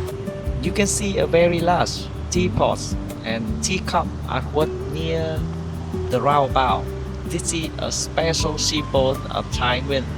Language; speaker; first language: English; non-native, fluent; Vietnamese